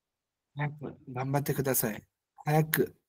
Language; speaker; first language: Japanese; non-native, fluent; Bangla